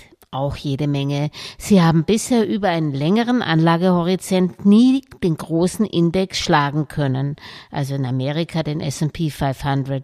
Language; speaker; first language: German; native; German